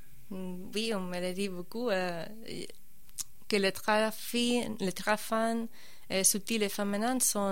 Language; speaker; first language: French; non-native, fluent; Spanish